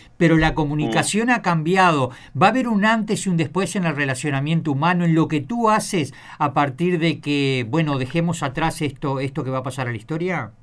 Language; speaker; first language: Spanish; native; Spanish